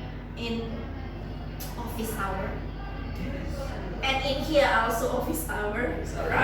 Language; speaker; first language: English; non-native, fluent; Indonesian